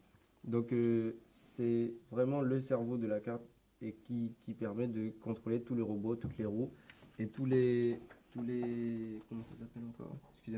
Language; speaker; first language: French; native; French